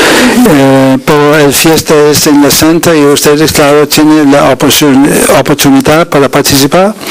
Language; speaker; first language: Spanish; non-native, learner; Danish